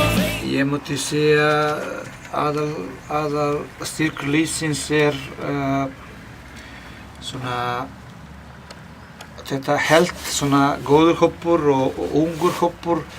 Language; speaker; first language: Icelandic; non-native, learner; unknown